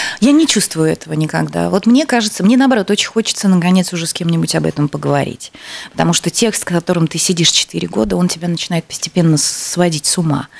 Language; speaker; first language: Russian; native; Russian